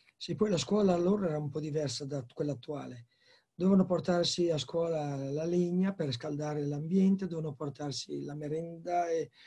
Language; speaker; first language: Italian; native; Italian